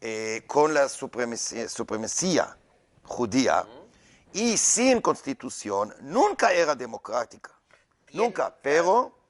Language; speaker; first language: Spanish; non-native, learner; Hebrew